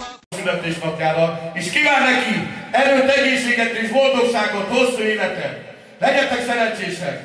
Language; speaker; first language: Hungarian; native; Hungarian